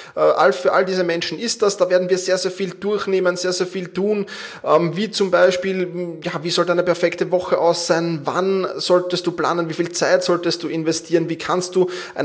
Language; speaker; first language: German; native; German